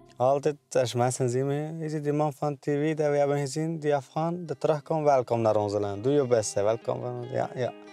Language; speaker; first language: Dutch; non-native, learner; Persian